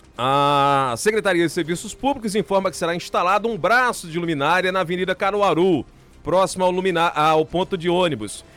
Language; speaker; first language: Portuguese; native; Portuguese